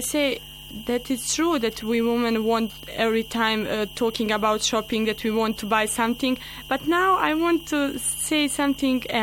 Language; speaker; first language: English; non-native, learner; Bosnian